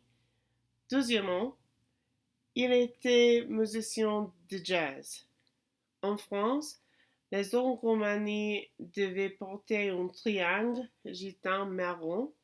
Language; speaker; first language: French; non-native, learner; English